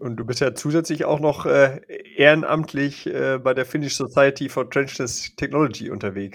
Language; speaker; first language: German; native; German